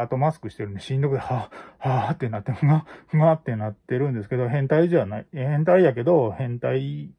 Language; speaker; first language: Japanese; native; Japanese